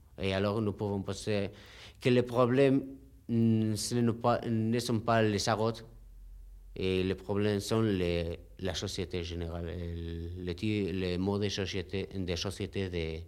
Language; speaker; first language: French; non-native, learner; Spanish